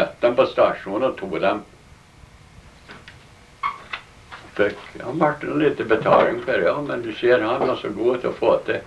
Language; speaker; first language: Norwegian; early bilingual, heritage; Norwegian